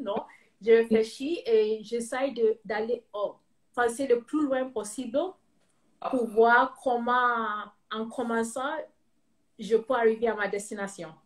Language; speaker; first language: French; non-native, fluent; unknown